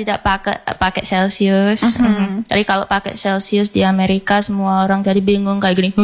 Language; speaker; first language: Indonesian; non-native, learner; English